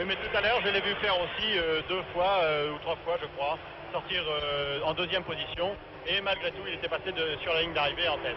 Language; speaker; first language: French; native; French